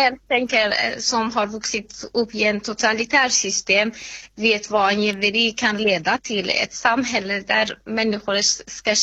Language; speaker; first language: Swedish; non-native, fluent; Persian